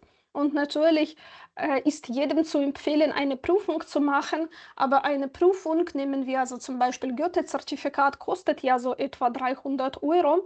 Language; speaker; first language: German; non-native, fluent; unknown